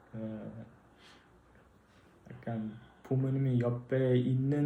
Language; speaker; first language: Korean; non-native, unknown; Uzbek